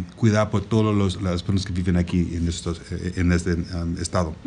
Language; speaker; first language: Spanish; non-native, learner; English